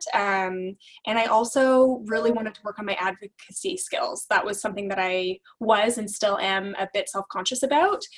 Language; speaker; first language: English; native; English